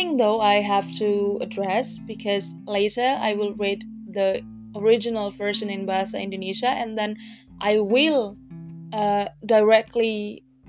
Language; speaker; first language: English; non-native, fluent; Indonesian